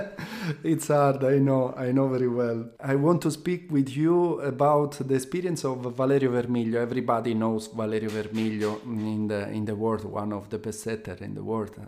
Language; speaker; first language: English; non-native, learner; Italian